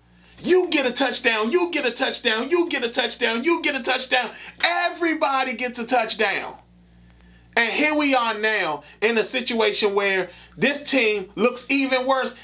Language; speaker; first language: English; native; English